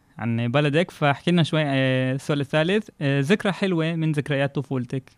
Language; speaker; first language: Arabic; non-native, fluent; Hebrew